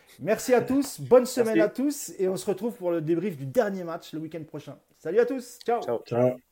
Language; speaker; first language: French; native; French